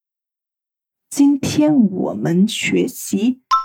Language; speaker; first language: Chinese; non-native, fluent; Portuguese